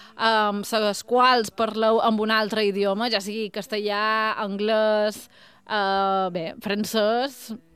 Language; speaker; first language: Catalan; native; Catalan